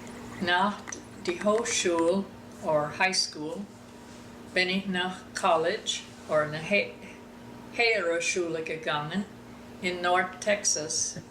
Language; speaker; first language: German; early bilingual, heritage; German